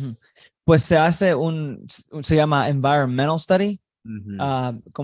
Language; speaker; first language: Spanish; early bilingual, heritage; Spanish